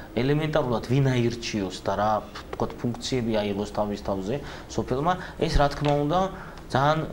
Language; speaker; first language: Georgian; native; Georgian